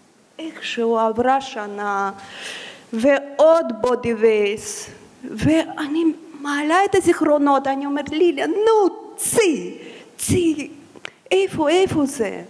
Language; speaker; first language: Hebrew; non-native, fluent; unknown